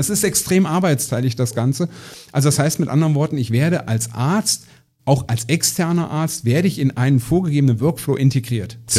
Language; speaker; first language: German; native; German